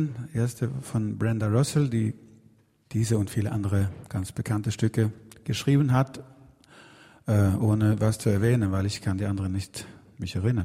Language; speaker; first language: German; non-native, fluent; Swedish